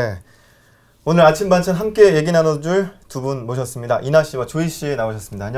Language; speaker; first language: Korean; native; Korean